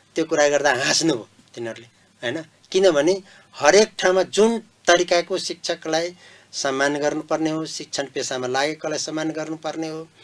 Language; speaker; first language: Nepali; non-native, local second language; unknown